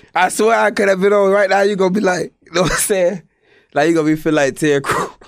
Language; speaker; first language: English; native; English